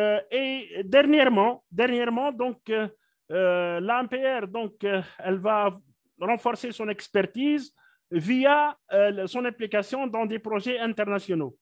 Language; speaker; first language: French; non-native, local second language; Arabic